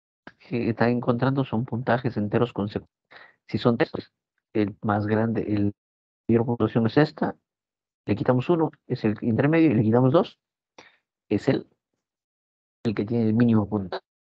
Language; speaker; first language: Spanish; native; Spanish